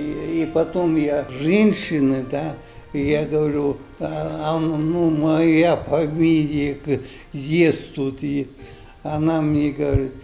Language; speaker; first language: Russian; non-native, local second language; Ingush